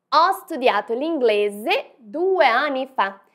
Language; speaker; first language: Italian; non-native, fluent; Portuguese